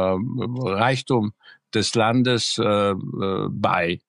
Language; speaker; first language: German; early bilingual, other home language; Greek